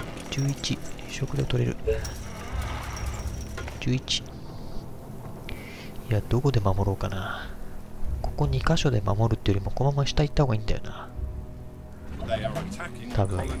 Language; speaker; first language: Japanese; native; Japanese